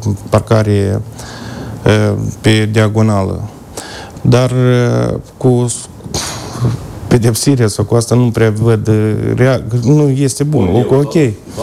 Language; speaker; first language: Romanian; native; Romanian